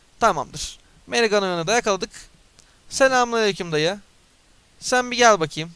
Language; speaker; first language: Turkish; native; Turkish